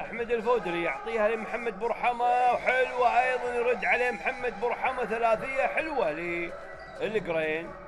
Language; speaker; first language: Arabic; native; Arabic